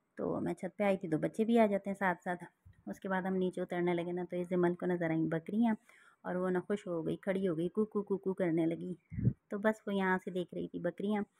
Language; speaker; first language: Urdu; native; Urdu